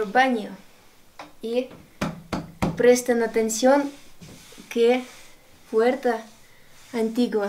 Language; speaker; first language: Spanish; non-native, fluent; Ukrainian